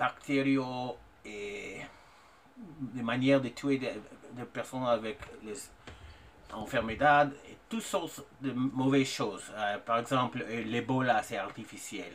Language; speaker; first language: French; non-native, fluent; English